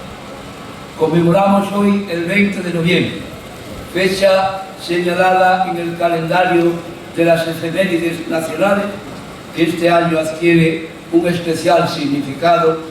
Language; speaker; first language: Spanish; native; Spanish